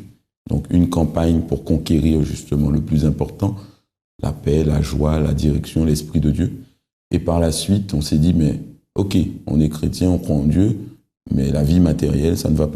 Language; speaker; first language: French; native; French